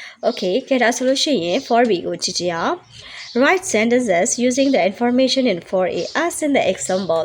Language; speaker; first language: English; non-native, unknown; Burmese